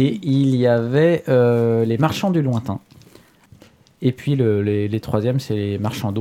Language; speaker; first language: French; native; French